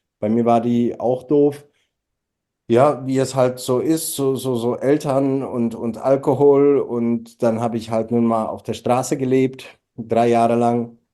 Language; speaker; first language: German; early bilingual, other home language; Czech